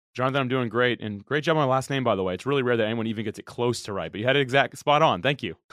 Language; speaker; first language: English; early bilingual, other home language; Italian